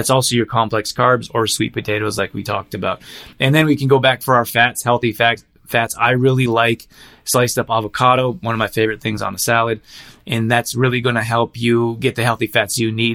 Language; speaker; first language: English; native; English